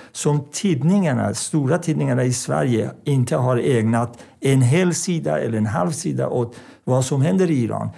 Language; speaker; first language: Swedish; non-native, fluent; Persian